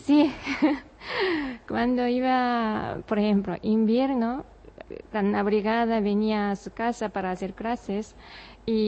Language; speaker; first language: Spanish; non-native, learner; Japanese